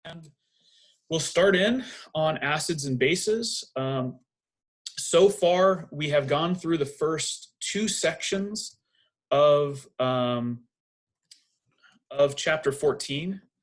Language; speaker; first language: English; native; English